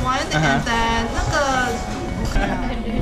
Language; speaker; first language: Chinese; native; Chinese